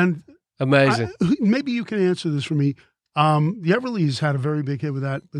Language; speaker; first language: English; native; English